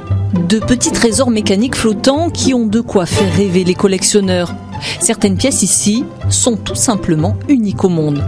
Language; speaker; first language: French; native; French